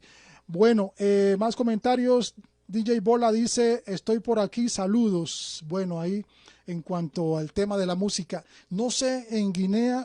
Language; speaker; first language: Spanish; native; Spanish